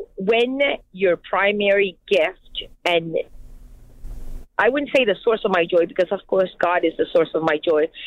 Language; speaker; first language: English; non-native, fluent; French